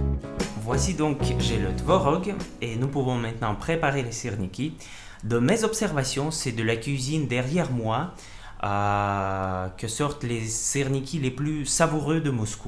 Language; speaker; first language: French; non-native, fluent; Russian